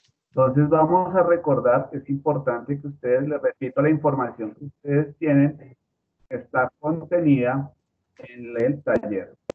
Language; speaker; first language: Spanish; native; Spanish